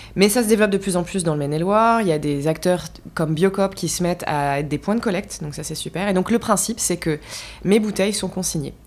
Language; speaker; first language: French; native; French